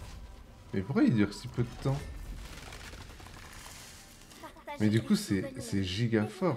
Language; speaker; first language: French; native; French